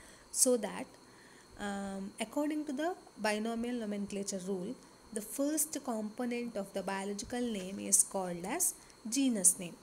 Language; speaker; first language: English; non-native, local second language; Kannada